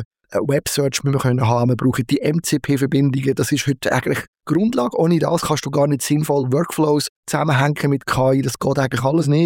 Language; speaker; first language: German; native; German